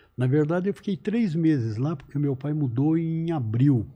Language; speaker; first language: Portuguese; native; Portuguese